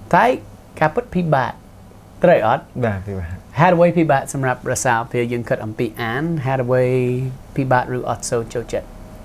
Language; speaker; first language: Khmer; non-native, fluent; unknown